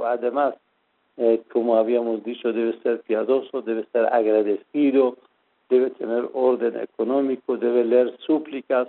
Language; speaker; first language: Spanish; non-native, fluent; Persian